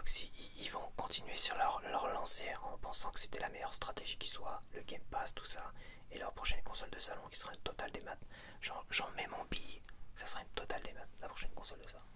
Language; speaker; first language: French; native; French